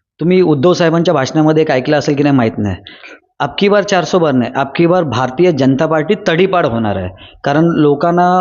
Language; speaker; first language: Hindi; non-native, local second language; Marathi